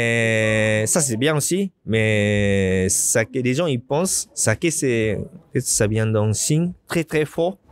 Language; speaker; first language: French; non-native, learner; Japanese